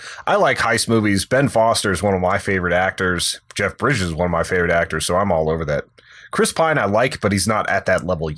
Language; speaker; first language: English; native; English